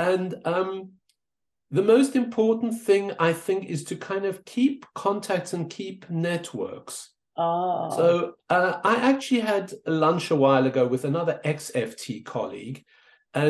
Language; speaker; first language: English; native; English